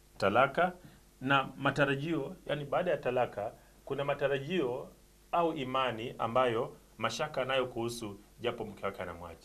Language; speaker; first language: Swahili; native; Swahili